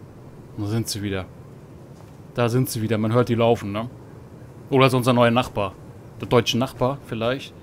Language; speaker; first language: German; native; German